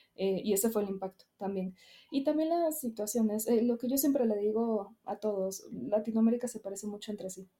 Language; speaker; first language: Spanish; native; Spanish